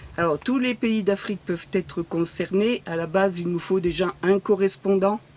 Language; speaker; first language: French; native; French